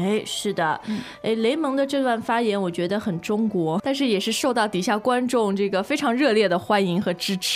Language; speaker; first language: Chinese; native; Chinese